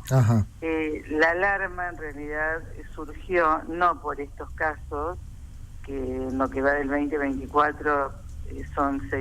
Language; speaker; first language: Spanish; native; Spanish